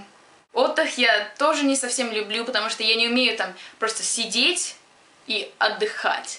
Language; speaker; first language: Russian; early bilingual, other home language; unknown